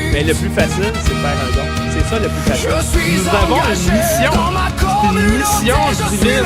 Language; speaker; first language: French; native; French